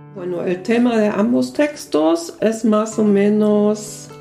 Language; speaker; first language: Spanish; early bilingual, other home language; German